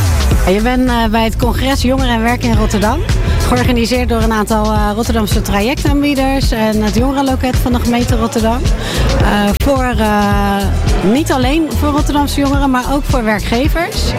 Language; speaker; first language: Dutch; native; Dutch